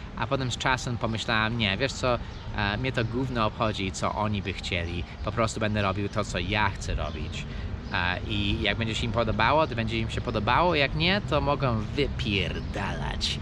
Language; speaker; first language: Polish; early bilingual, heritage; Polish